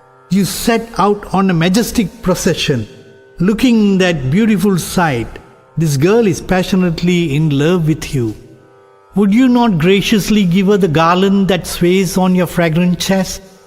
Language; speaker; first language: English; non-native, local second language; Tamil